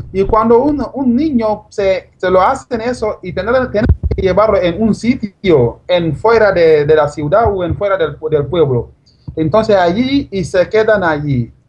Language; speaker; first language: Spanish; non-native, learner; Wolof